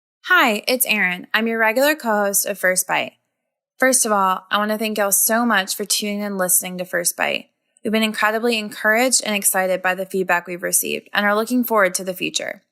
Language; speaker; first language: English; native; English